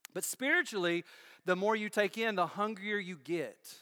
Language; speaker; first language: English; native; English